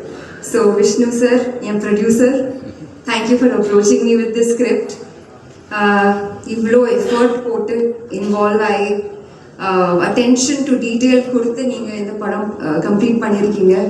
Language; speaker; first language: Tamil; non-native, fluent; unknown